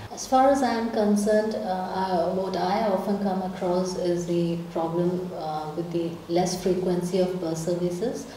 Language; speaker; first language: English; non-native, local second language; Malayalam